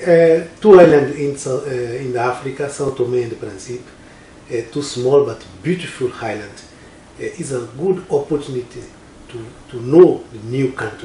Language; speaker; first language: English; non-native, learner; Portuguese